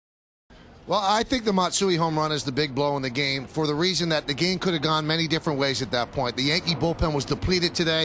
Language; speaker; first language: English; native; English